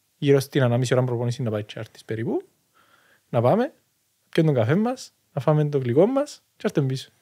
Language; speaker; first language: Greek; native; Greek